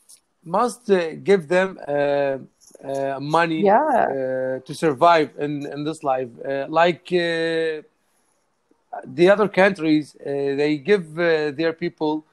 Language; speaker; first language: English; non-native, learner; Arabic